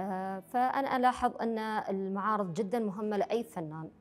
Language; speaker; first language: Arabic; native; Arabic